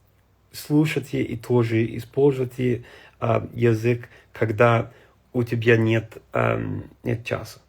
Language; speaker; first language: Russian; non-native, learner; English